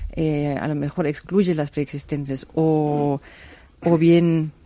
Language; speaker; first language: Spanish; non-native, fluent; German